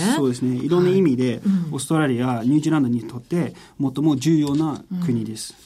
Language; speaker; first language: Japanese; non-native, fluent; English